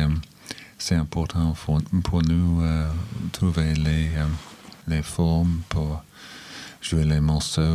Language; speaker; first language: French; non-native, learner; English